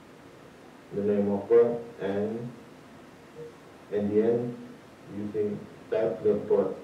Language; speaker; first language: English; non-native, learner; Indonesian